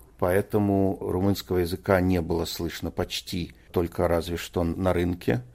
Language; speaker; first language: Russian; native; Russian